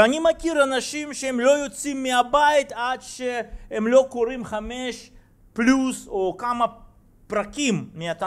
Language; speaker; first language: Hebrew; non-native, fluent; Russian